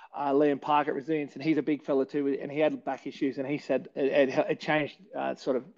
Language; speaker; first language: English; native; English